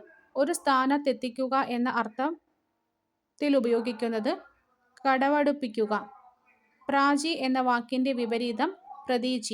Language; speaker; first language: Malayalam; native; Malayalam